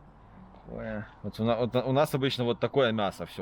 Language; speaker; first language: Russian; native; Russian